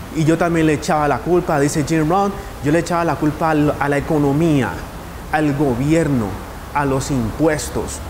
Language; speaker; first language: Spanish; native; Spanish